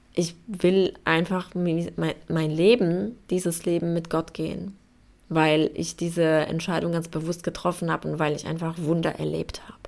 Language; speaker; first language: German; non-native, fluent; Polish